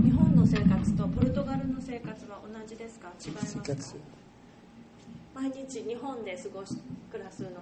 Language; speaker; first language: Japanese; native; Japanese